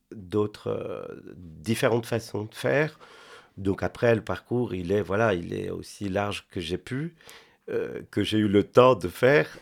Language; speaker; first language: French; non-native, fluent; Spanish